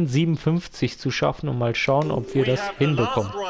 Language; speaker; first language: German; native; German